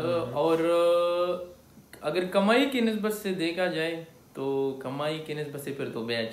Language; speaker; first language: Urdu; non-native, local second language; Pashto